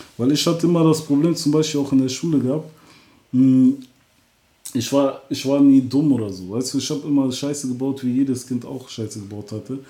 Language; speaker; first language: German; early bilingual, other home language; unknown